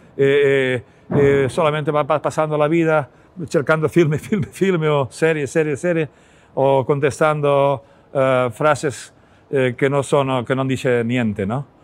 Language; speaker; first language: Italian; non-native, learner; Catalan